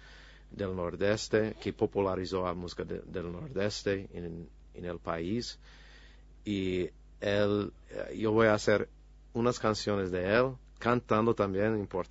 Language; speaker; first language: Spanish; non-native, fluent; English